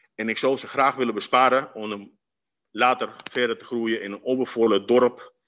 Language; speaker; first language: Dutch; non-native, fluent; Spanish